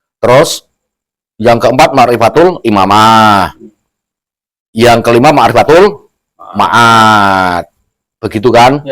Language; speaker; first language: Indonesian; non-native, local second language; Javanese